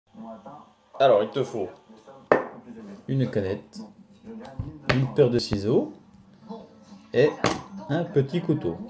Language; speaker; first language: French; native; French